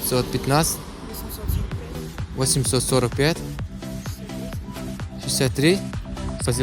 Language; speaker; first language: Russian; non-native, learner; Turkmen